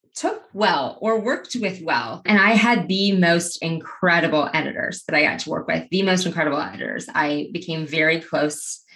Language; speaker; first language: English; native; English